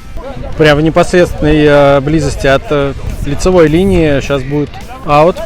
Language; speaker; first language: Russian; native; Russian